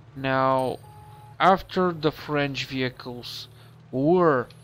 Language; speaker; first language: English; non-native, fluent; Bulgarian